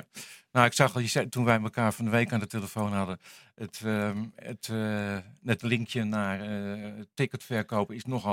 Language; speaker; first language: Dutch; native; Dutch